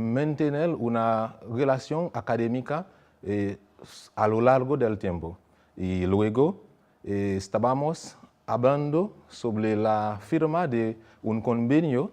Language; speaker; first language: Spanish; non-native, fluent; Haitian Creole